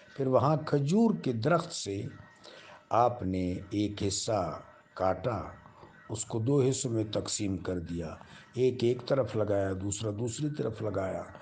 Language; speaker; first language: Urdu; non-native, local second language; Pashto